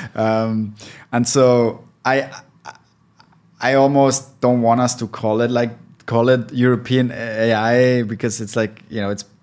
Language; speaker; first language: English; non-native, fluent; German